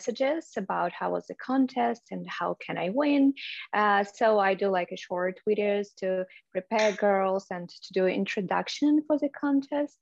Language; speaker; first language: English; non-native, fluent; Russian